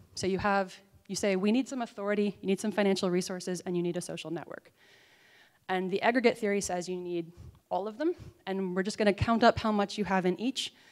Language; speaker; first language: English; native; English